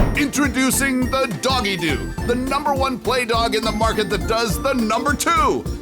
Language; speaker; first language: English; native; English